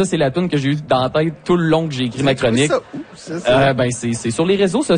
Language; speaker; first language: French; native; French